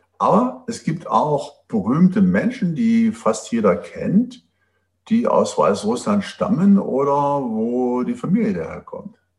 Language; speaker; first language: German; native; German